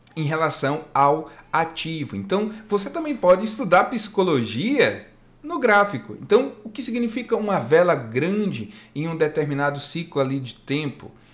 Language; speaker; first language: Portuguese; native; Portuguese